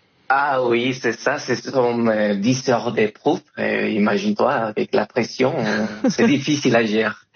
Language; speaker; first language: French; non-native, fluent; Spanish